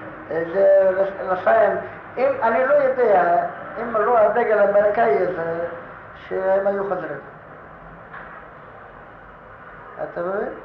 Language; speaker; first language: Hebrew; non-native, fluent; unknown